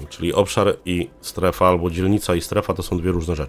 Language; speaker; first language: Polish; native; Polish